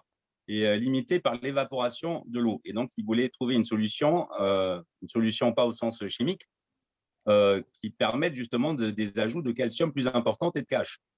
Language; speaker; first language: French; native; French